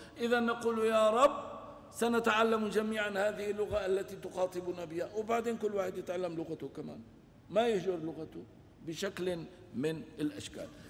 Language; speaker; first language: Arabic; non-native, local second language; Kurdish